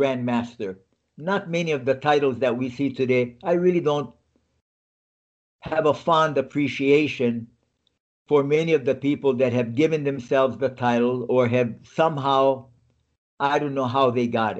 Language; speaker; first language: English; native; English